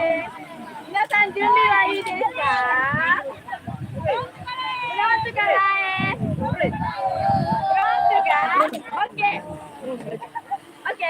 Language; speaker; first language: Japanese; native; Japanese